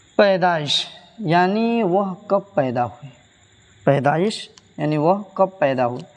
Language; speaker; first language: Urdu; native; Urdu